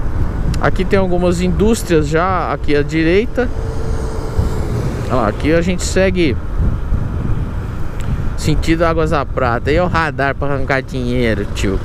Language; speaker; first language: Portuguese; native; Portuguese